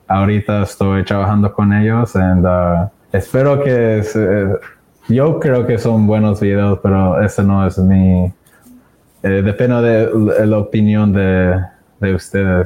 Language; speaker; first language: Spanish; early bilingual, other home language; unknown